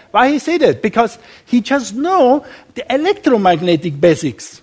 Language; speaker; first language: English; non-native, learner; German